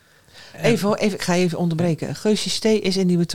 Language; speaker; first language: Dutch; native; Dutch